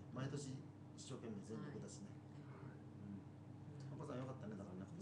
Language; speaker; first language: Japanese; native; Japanese